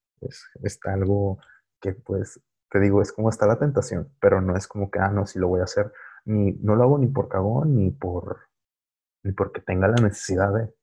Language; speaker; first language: Spanish; native; Spanish